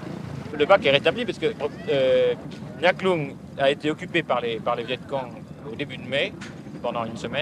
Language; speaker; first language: French; native; French